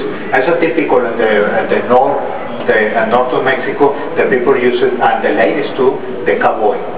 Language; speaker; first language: English; non-native, learner; Spanish